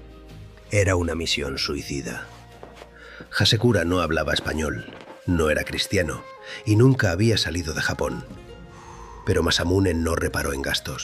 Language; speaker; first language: Spanish; native; Spanish